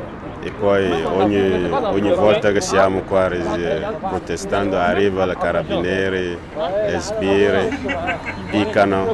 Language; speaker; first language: Italian; non-native, learner; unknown